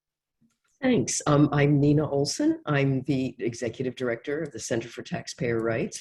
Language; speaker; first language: English; native; English